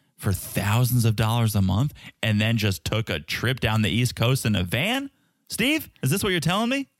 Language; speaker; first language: English; native; English